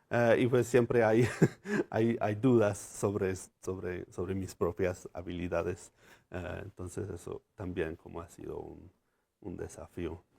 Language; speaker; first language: Spanish; non-native, fluent; English